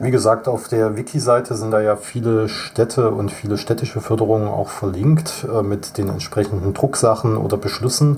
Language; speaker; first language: German; native; German